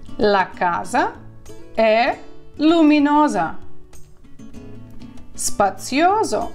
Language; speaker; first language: Italian; non-native, fluent; Ukrainian